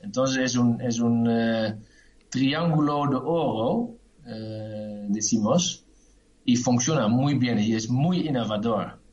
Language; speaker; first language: Spanish; non-native, learner; Dutch